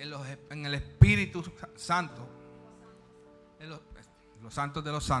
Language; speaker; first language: Spanish; early bilingual, heritage; Spanish